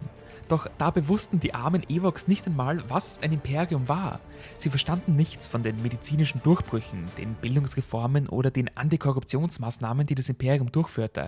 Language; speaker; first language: German; native; German